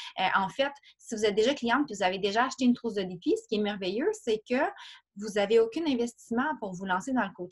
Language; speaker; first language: French; native; French